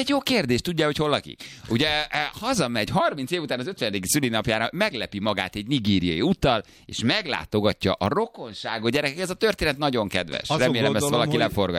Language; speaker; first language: Hungarian; native; Hungarian